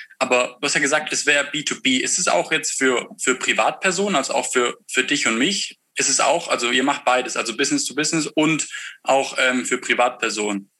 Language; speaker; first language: German; native; German